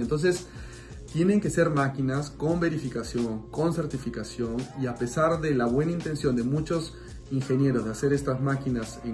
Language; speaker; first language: Spanish; native; Spanish